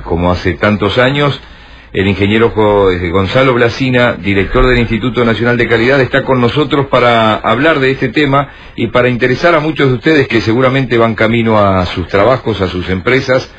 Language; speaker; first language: Spanish; native; Spanish